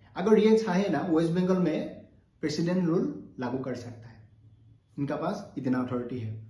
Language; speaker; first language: Hindi; non-native, local second language; Assamese